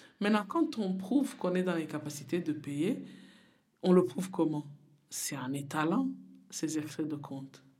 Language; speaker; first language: French; non-native, local second language; Rundi